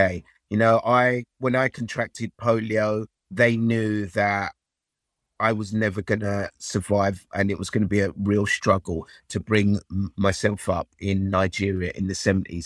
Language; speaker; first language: English; early bilingual, other home language; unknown